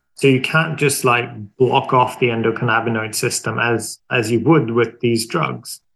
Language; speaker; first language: English; non-native, fluent; Swedish